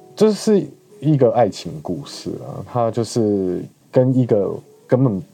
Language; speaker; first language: Chinese; native; Chinese